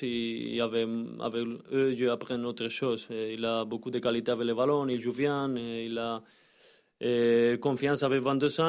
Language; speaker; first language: French; non-native, learner; Spanish